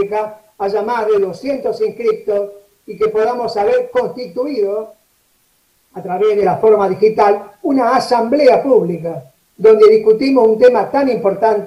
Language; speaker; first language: Spanish; native; Spanish